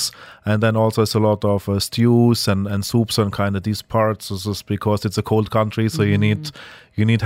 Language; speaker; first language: English; non-native, fluent; German